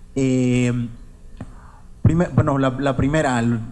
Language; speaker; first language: Spanish; native; Spanish